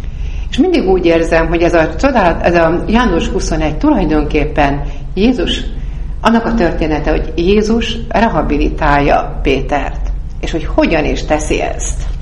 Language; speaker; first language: Hungarian; native; Hungarian